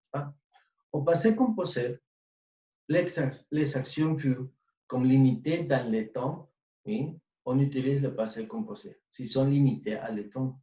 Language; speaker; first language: French; non-native, fluent; Spanish